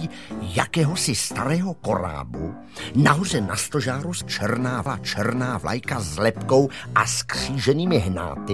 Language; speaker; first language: Czech; native; Czech